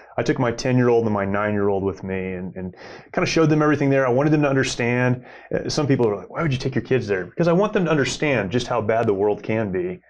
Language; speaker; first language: English; native; English